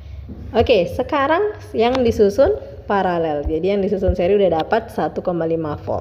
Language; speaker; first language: Indonesian; native; Indonesian